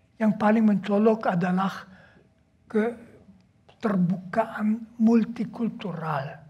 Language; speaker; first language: Indonesian; non-native, fluent; German